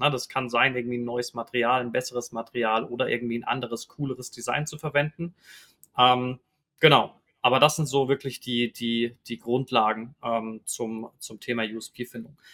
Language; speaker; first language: German; native; German